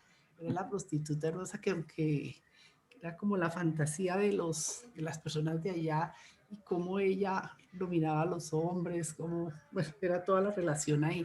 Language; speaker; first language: Spanish; native; Spanish